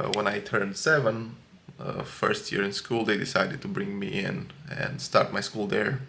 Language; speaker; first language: English; non-native, fluent; Romanian